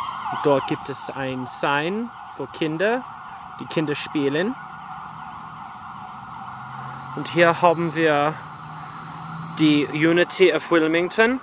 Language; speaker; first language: German; non-native, fluent; English